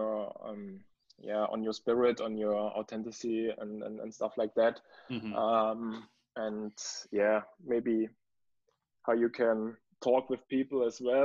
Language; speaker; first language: English; non-native, fluent; German